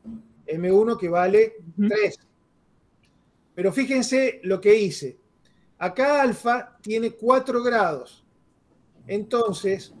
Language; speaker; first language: Spanish; native; Spanish